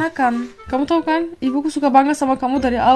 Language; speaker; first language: Indonesian; non-native, fluent; Turkish